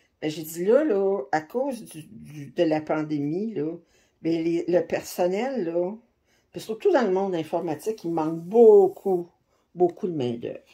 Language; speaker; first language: French; native; French